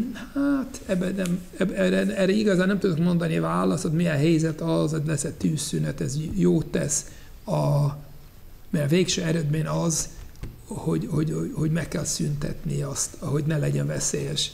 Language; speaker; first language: Hungarian; non-native, fluent; English